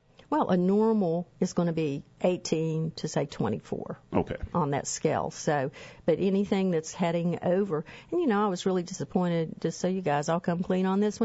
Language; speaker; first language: English; native; English